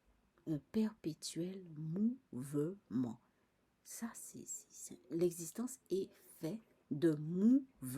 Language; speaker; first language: French; native; French